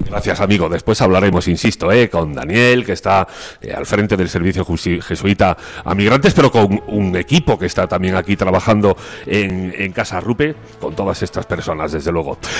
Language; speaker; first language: Spanish; native; Spanish